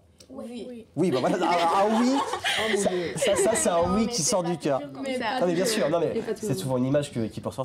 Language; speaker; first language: French; native; French